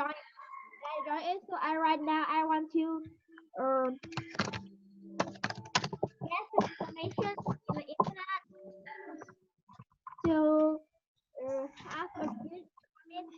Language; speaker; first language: English; non-native, learner; Vietnamese